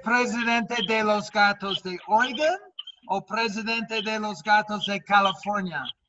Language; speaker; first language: Spanish; non-native, fluent; English